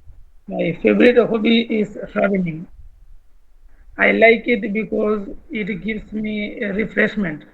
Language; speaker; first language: English; non-native, learner; Bangla